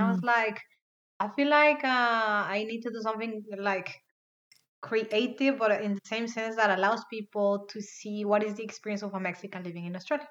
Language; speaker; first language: English; non-native, fluent; Spanish